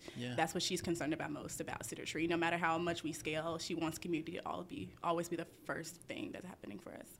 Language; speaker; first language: English; native; English